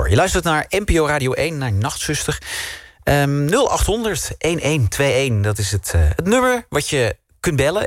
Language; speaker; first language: Dutch; native; Dutch